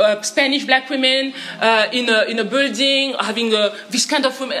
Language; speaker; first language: English; non-native, fluent; French